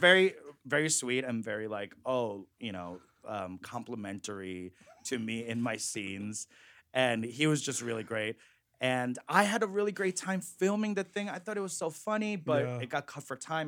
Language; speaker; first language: English; early bilingual, other home language; Korean